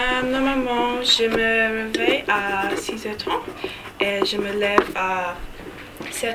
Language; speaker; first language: French; non-native, learner; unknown